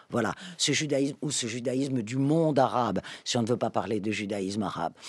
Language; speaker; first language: French; native; French